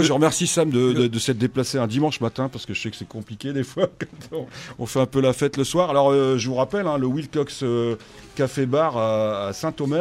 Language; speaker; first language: French; native; French